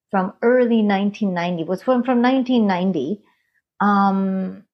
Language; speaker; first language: English; non-native, fluent; Hindi